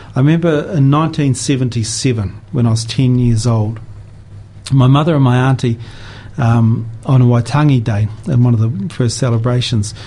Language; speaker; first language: English; native; English